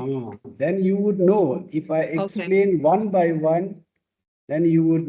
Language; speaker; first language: English; non-native, fluent; Tibetan